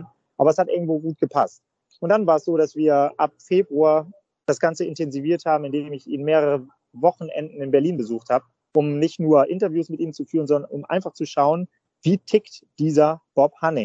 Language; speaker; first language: German; native; German